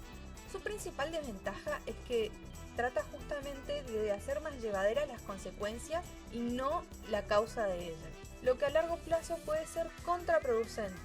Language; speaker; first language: Spanish; native; Spanish